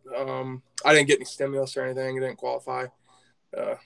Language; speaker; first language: English; native; English